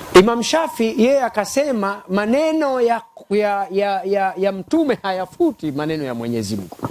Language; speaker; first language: Swahili; native; Swahili